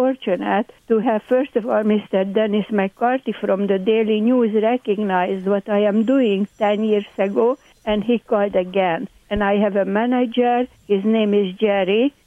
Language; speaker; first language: English; non-native, fluent; Hungarian